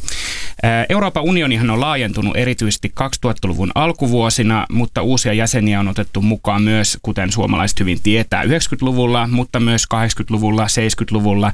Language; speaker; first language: Finnish; native; Finnish